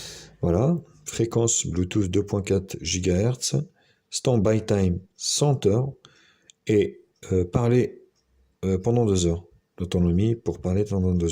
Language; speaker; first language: French; native; French